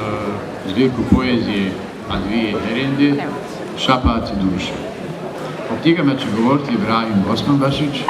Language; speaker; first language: Bosnian; native; Bosnian